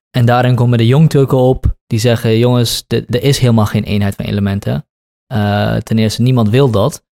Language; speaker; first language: Dutch; early bilingual, other home language; Kurdish